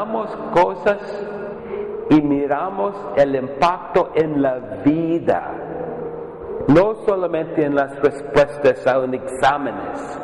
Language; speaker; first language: Spanish; non-native, fluent; English